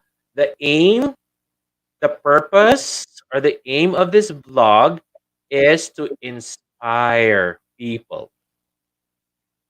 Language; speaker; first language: English; non-native, local second language; Filipino